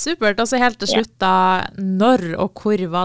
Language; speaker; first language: Norwegian; native; Norwegian